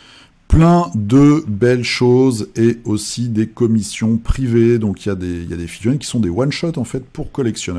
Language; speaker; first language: French; native; French